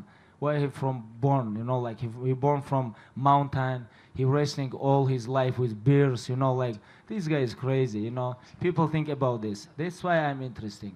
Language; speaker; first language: English; non-native, learner; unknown